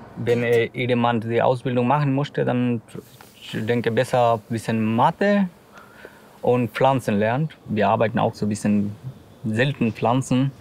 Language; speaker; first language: German; non-native, learner; Bangla